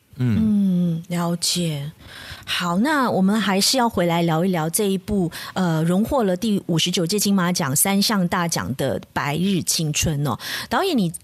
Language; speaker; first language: Chinese; native; Chinese